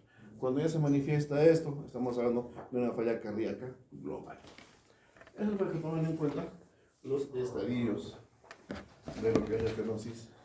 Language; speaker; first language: Spanish; native; Spanish